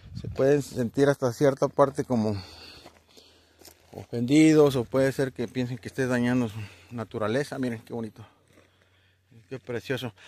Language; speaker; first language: Spanish; native; Spanish